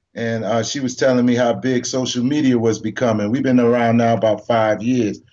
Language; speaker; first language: English; native; English